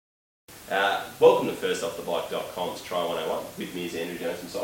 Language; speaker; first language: English; native; English